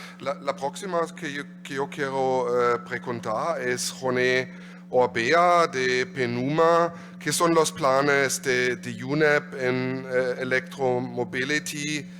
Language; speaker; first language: Spanish; non-native, learner; German